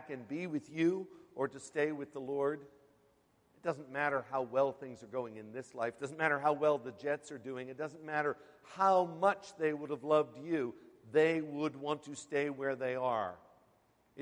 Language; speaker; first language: English; native; English